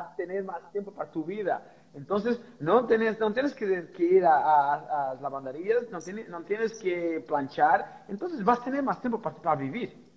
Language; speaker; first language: Spanish; non-native, fluent; Portuguese